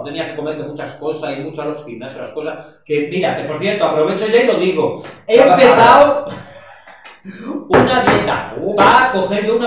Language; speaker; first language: Spanish; native; Spanish